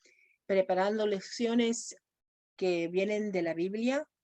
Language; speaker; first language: Spanish; non-native, fluent; English